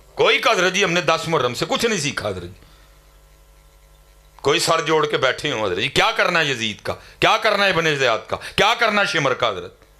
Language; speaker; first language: Urdu; non-native, local second language; Punjabi